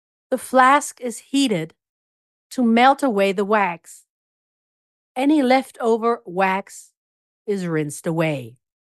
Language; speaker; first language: English; non-native, fluent; German